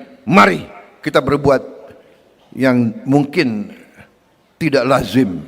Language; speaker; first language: Indonesian; native; Indonesian